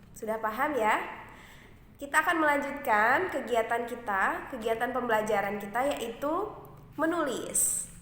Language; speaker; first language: Indonesian; native; Indonesian